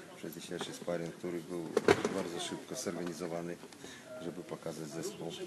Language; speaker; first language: Polish; non-native, learner; Russian